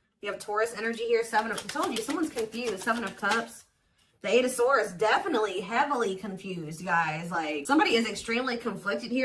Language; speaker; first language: English; native; English